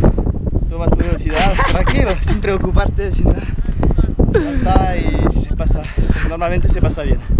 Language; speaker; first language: Spanish; non-native, fluent; French